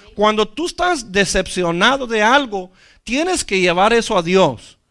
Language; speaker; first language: Spanish; non-native, fluent; English